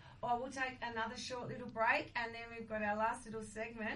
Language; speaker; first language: English; early bilingual, other home language; Italian